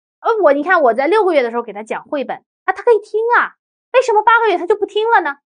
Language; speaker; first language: Chinese; native; Chinese